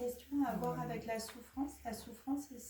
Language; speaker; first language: French; native; French